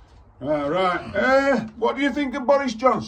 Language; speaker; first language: English; native; English